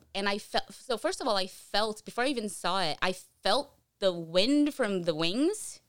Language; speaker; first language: English; early bilingual, other home language; Portuguese